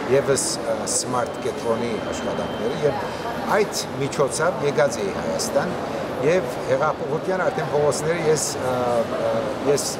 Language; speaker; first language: Armenian; early bilingual, heritage; Armenian